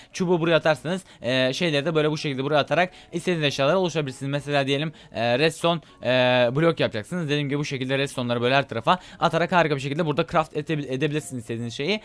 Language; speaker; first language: Turkish; native; Turkish